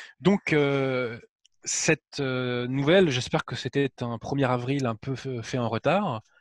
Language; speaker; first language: French; native; French